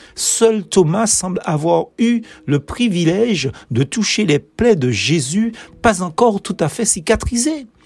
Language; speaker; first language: French; native; French